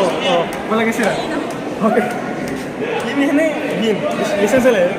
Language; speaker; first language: Indonesian; non-native, local second language; Tetum